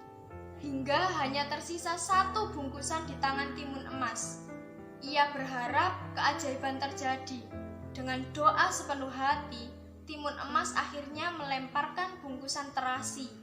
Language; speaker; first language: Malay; non-native, local second language; Javanese